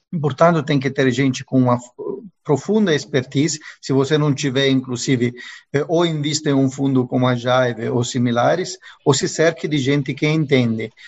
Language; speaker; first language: Portuguese; non-native, fluent; Italian